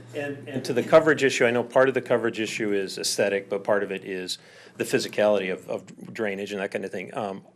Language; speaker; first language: English; native; English